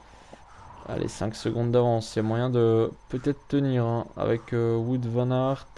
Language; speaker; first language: French; native; French